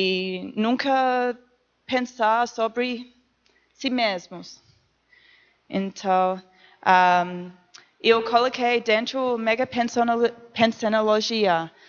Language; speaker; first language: Portuguese; non-native, learner; English